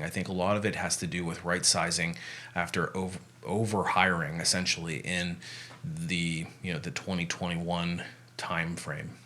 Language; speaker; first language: English; native; English